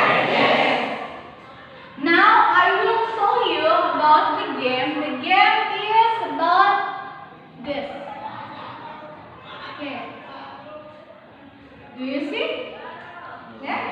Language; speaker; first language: English; non-native, learner; Indonesian